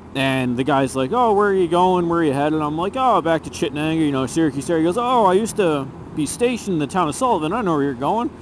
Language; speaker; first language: English; native; English